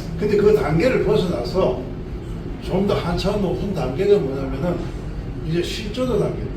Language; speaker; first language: Korean; native; Korean